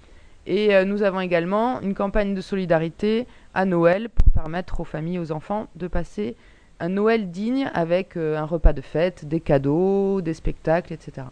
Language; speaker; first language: French; native; French